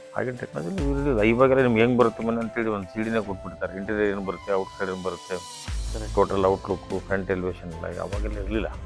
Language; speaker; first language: Kannada; native; Kannada